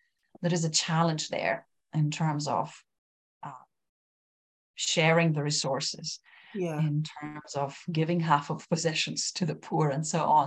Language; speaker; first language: English; non-native, fluent; Lithuanian